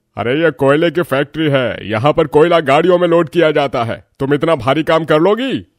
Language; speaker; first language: Hindi; native; Hindi